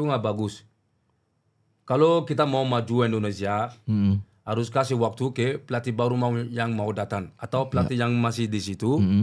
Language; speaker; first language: Indonesian; non-native, learner; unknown